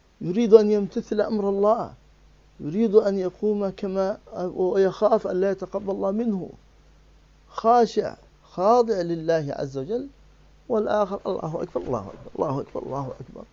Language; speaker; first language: Arabic; native; Arabic